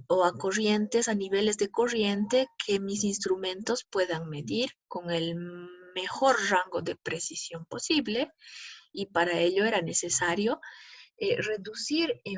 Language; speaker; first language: Spanish; native; Spanish